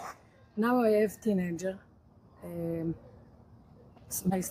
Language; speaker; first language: English; non-native, learner; Hebrew